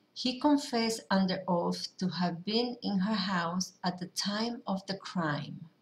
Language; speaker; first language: English; early bilingual, other home language; Spanish